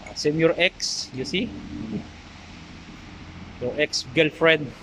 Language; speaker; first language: English; non-native, learner; Filipino